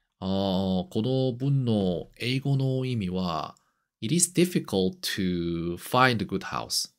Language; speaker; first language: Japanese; non-native, learner; Korean